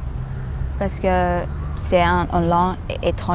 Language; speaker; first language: French; non-native, learner; Thai